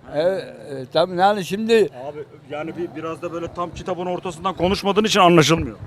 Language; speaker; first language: Turkish; native; Turkish